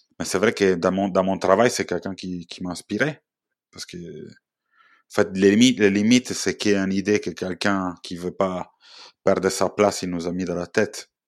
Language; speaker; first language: French; non-native, fluent; Italian